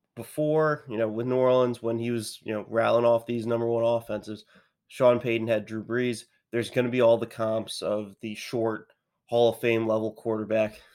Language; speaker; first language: English; native; English